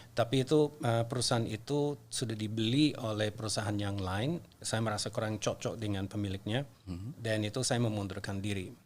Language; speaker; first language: Indonesian; non-native, fluent; English